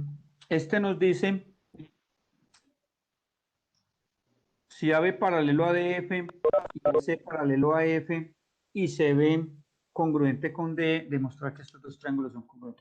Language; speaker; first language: Spanish; native; Spanish